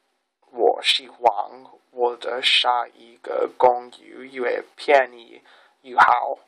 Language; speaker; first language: Chinese; non-native, learner; English